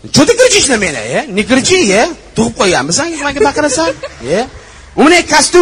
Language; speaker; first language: Russian; non-native, learner; Uzbek